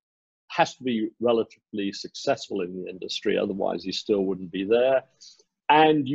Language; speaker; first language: English; native; English